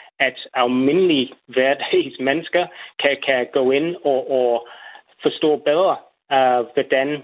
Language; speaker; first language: Danish; non-native, fluent; English